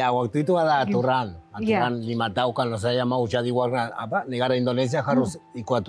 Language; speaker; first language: Indonesian; non-native, learner; Spanish